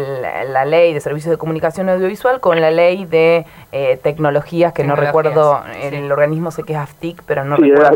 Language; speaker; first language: Spanish; native; Spanish